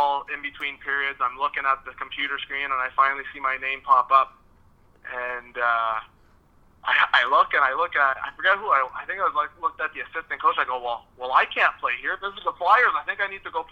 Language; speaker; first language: English; non-native, fluent; French